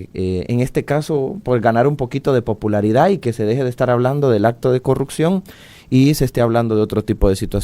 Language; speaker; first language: Spanish; native; Spanish